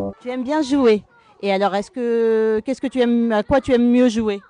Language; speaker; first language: French; native; French